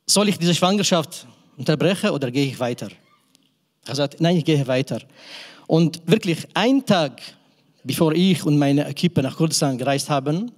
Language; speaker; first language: German; non-native, fluent; Kurdish